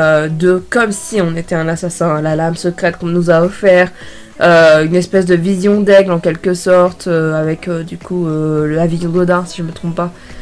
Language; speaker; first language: French; native; French